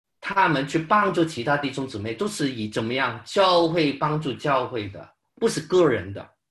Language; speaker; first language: Chinese; non-native, local second language; Cantonese